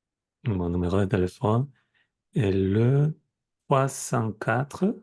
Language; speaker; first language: French; non-native, fluent; Spanish